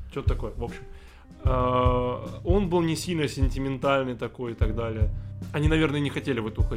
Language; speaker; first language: Russian; native; Russian